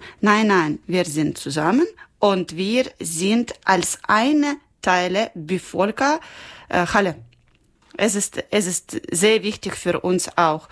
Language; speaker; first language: German; non-native, learner; Ukrainian